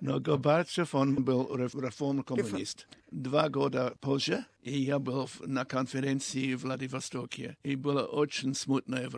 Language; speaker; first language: Russian; non-native, learner; English